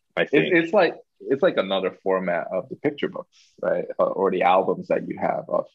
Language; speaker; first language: English; non-native, local second language; Chinese